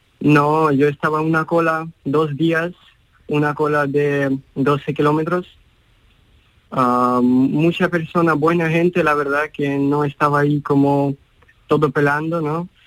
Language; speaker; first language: Spanish; non-native, learner; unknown